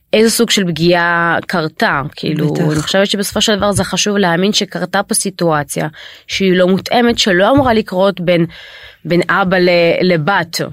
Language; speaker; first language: Hebrew; early bilingual, other home language; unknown